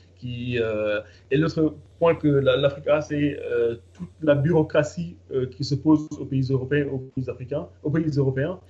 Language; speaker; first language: French; non-native, local second language; Fula